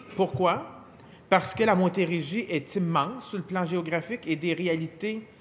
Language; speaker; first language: French; native; French